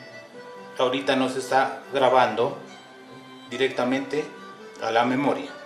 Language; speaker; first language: Spanish; native; Spanish